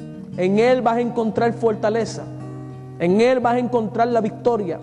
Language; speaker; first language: Spanish; native; Spanish